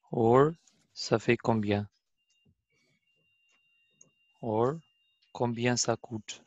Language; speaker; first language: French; non-native, fluent; Arabic